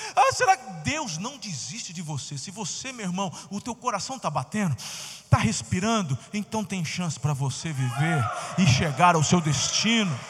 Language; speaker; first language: Portuguese; native; Portuguese